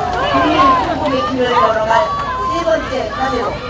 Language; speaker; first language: Korean; native; Korean